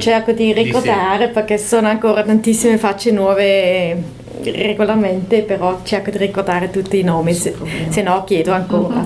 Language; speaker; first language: Italian; non-native, local second language; German